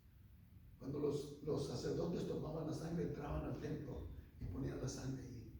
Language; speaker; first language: Spanish; native; Spanish